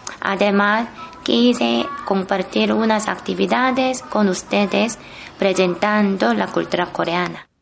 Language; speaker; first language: Spanish; non-native, fluent; Korean